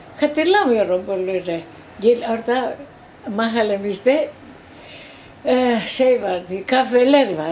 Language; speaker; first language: Turkish; non-native, local second language; Greek